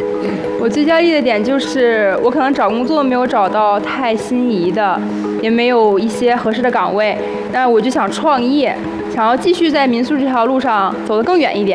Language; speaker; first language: Chinese; native; Chinese